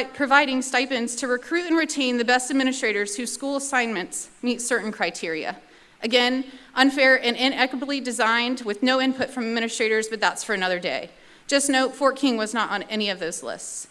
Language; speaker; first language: English; native; English